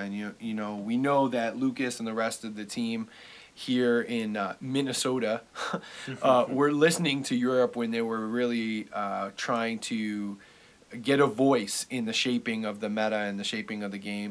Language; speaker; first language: English; native; English